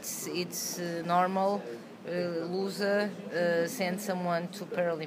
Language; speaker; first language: English; non-native, learner; Portuguese